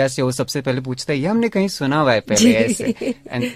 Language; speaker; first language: Hindi; native; Hindi